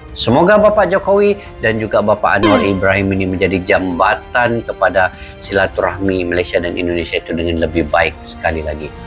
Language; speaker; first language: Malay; native; Malay